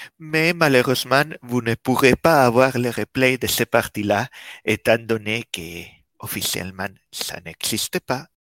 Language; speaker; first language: French; non-native, fluent; Spanish